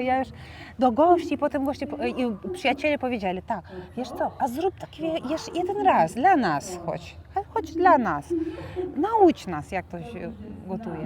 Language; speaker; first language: Polish; non-native, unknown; Romanian